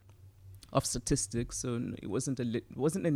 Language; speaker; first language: English; non-native, local second language; Igbo